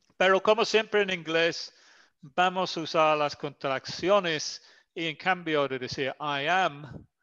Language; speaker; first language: Spanish; non-native, fluent; English